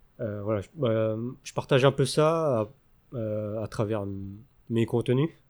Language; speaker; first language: French; early bilingual, other home language; Min Nan Chinese